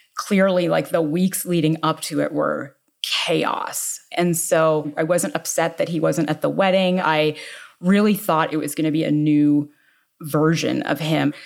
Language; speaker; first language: English; native; English